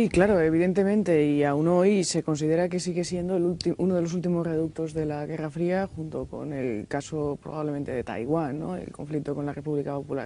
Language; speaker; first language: Spanish; native; Spanish